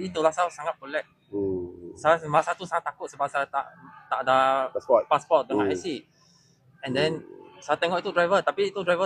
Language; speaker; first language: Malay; non-native, local second language; Chinese